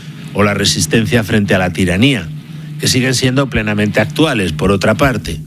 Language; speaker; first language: Spanish; native; Spanish